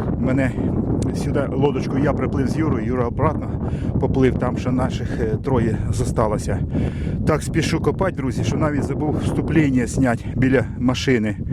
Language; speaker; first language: Ukrainian; non-native, local second language; Russian